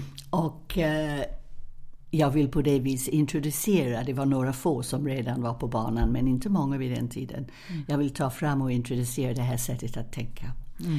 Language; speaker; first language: Swedish; non-native, fluent; English